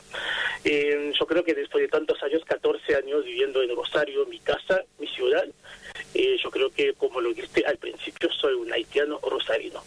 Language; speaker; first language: Spanish; non-native, fluent; Haitian Creole